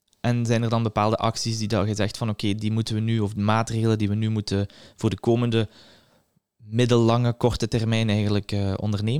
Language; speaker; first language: Dutch; native; Dutch